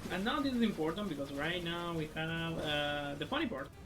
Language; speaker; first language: English; non-native, fluent; Spanish